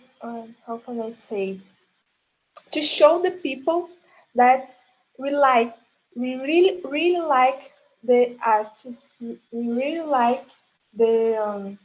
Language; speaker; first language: English; non-native, learner; Portuguese